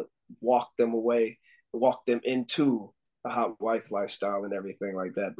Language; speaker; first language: English; native; English